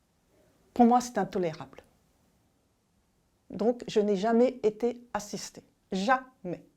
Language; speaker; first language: French; native; French